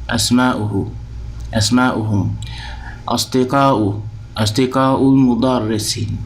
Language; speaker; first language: Arabic; non-native, fluent; English